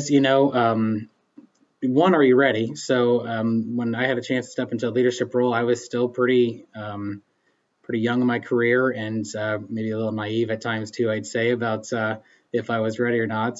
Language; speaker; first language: English; native; English